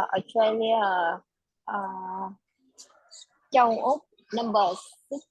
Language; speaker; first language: English; non-native, learner; Vietnamese